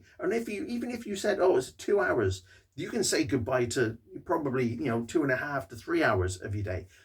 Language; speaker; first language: English; native; English